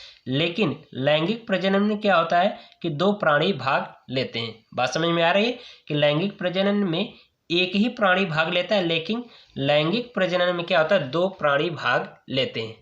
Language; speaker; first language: Hindi; native; Hindi